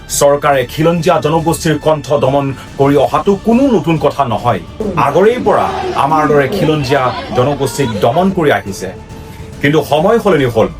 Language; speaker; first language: Assamese; non-native, local second language; Karbi